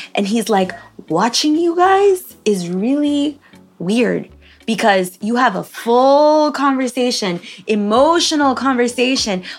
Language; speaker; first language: English; early bilingual, other home language; Spanish